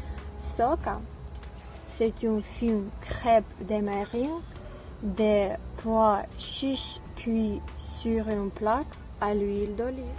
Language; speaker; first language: French; non-native, learner; Ukrainian